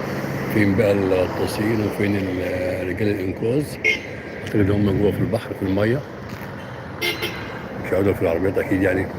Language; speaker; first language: Arabic; native; Arabic